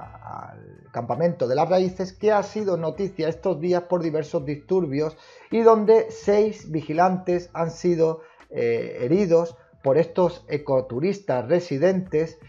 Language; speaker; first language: Spanish; native; Spanish